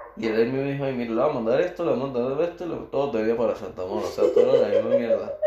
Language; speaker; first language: Spanish; native; Spanish